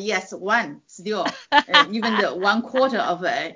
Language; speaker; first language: English; non-native, fluent; Chinese